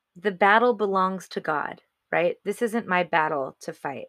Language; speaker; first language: English; native; English